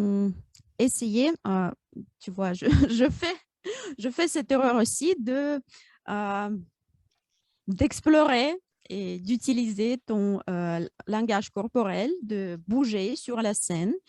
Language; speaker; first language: French; non-native, fluent; Russian